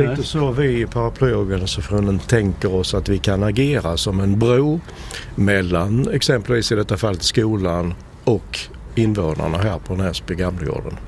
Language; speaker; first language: Swedish; native; Swedish